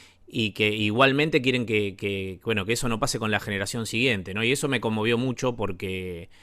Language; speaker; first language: Spanish; native; Spanish